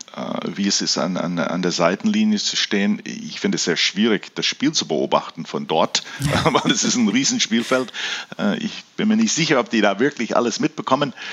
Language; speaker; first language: German; early bilingual, heritage; German